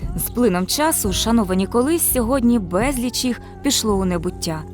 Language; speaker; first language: Ukrainian; native; Ukrainian